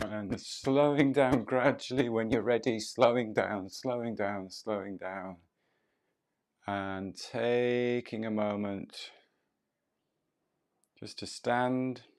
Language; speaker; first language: English; native; English